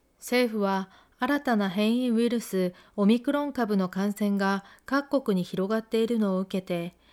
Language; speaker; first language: Japanese; non-native, fluent; Korean